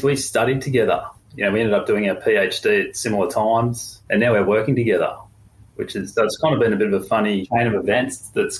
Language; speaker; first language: English; native; English